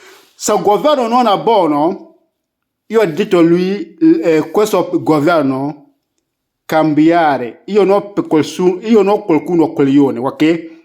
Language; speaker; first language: Italian; non-native, learner; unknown